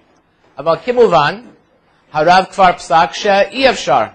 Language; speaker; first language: Hebrew; non-native, fluent; English